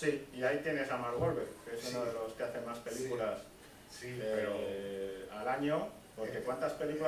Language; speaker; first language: Spanish; native; Spanish